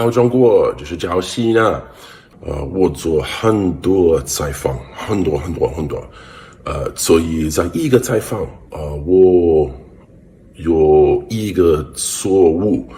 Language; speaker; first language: Chinese; non-native, learner; English